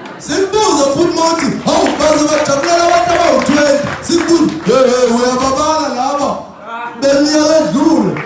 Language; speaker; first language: Zulu; non-native, local second language; Xhosa